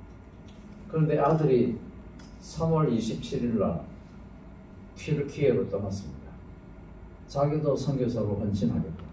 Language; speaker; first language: Korean; native; Korean